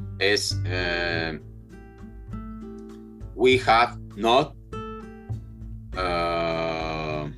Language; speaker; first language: English; non-native, learner; Spanish